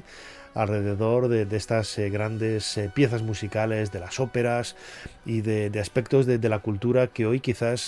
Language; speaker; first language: Spanish; native; Spanish